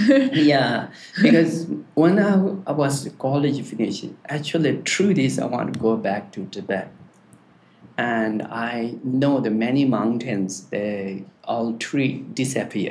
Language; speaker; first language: English; non-native, learner; Tibetan